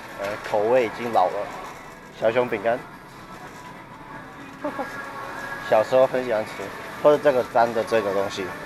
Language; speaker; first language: Chinese; native; Chinese